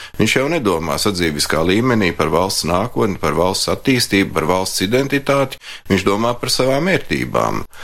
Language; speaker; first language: Latvian; native; Latvian